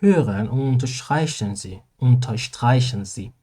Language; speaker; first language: German; non-native, learner; Persian